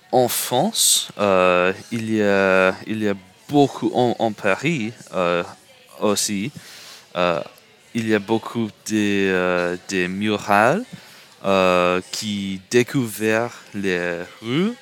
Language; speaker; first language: French; non-native, learner; English